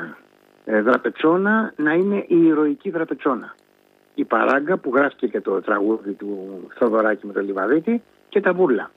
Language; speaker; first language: Greek; native; Greek